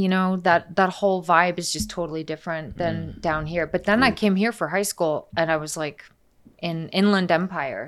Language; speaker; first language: English; early bilingual, other home language; Icelandic